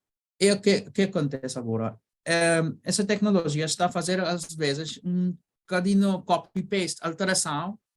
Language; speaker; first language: Portuguese; non-native, learner; Bangla